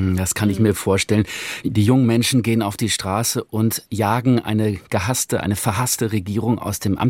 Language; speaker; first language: German; native; German